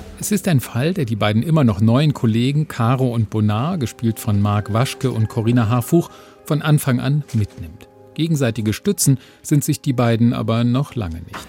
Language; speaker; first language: German; native; German